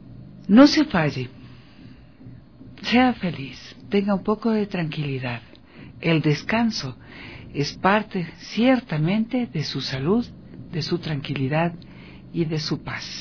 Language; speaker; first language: Spanish; native; Spanish